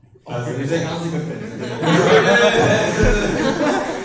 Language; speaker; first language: Chinese; native; Chinese